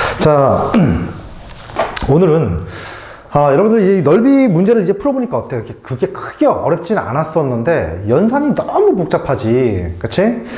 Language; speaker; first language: Korean; native; Korean